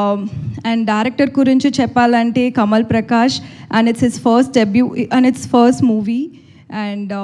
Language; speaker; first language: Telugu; non-native, learner; Tamil